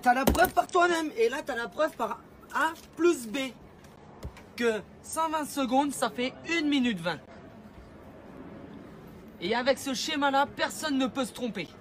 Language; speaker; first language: French; native; French